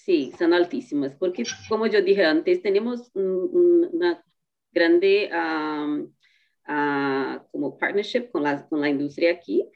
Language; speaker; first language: Spanish; non-native, learner; Portuguese